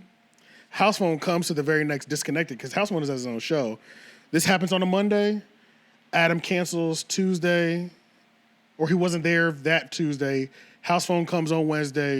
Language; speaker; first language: English; native; English